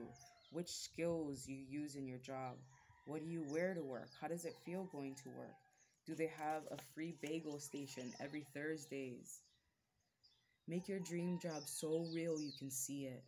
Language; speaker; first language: English; native; English